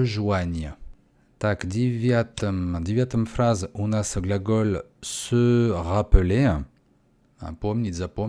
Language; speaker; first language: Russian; non-native, learner; French